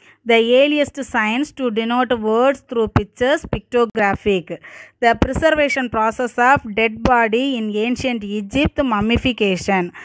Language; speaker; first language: English; non-native, local second language; Tamil